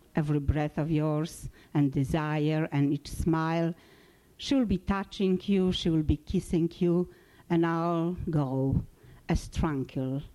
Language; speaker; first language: English; non-native, fluent; Polish